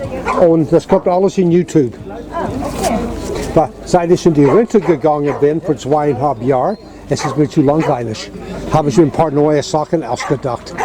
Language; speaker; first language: German; non-native, fluent; English